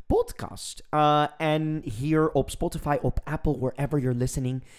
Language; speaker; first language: Dutch; non-native, fluent; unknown